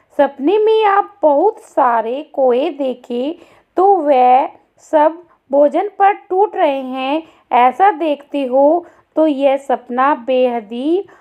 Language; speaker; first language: Hindi; native; Hindi